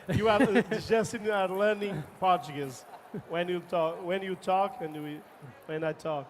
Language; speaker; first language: English; non-native, learner; Portuguese